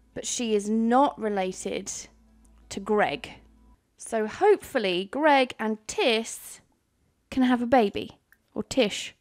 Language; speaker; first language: English; native; English